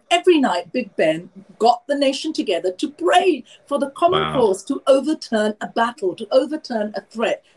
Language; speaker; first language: English; native; English